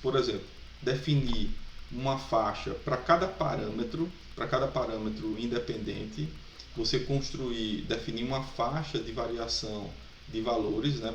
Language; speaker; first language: Portuguese; native; Portuguese